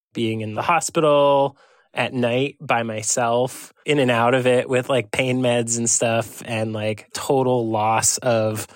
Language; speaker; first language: English; native; English